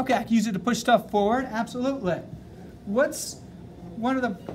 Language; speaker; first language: English; native; English